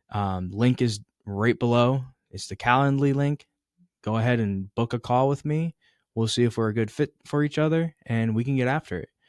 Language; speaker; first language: English; native; English